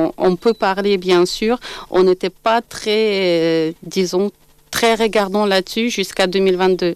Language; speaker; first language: French; non-native, fluent; Ukrainian